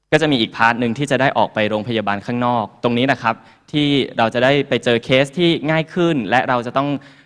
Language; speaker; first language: Thai; native; Thai